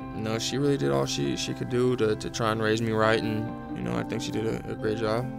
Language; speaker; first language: English; native; English